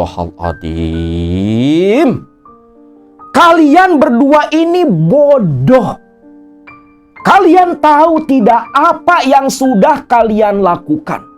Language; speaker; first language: Indonesian; non-native, local second language; Sundanese